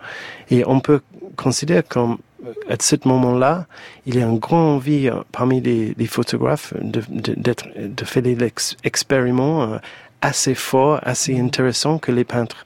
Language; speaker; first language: French; non-native, fluent; English